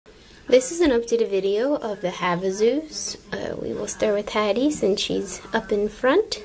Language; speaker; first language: English; native; English